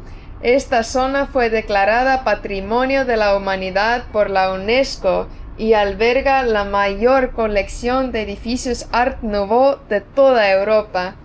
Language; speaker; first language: Spanish; non-native, fluent; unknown